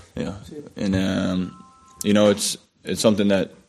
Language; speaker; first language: English; native; English